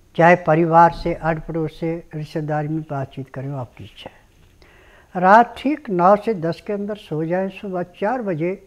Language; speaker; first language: Hindi; native; Hindi